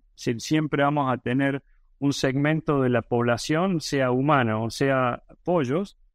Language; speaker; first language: Spanish; native; Spanish